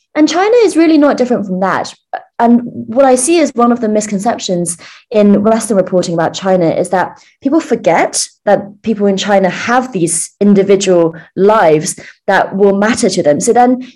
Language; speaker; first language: English; early bilingual, other home language; Chinese